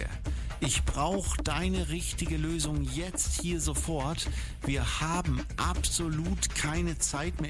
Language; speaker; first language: German; native; German